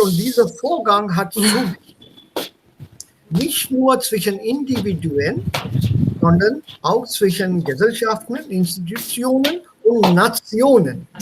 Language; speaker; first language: German; non-native, fluent; Hindi